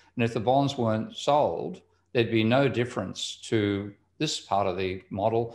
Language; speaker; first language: English; native; English